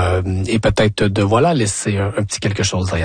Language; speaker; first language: French; native; French